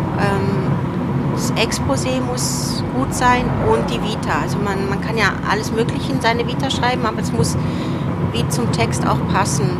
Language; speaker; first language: German; early bilingual, other home language; Turoyo